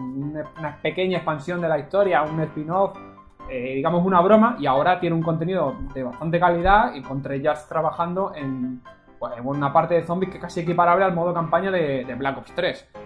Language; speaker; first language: Spanish; native; Spanish